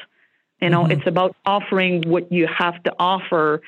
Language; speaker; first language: English; non-native, fluent; French